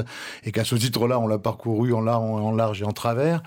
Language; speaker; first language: French; native; French